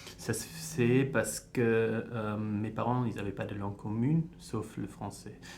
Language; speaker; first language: French; early bilingual, heritage; French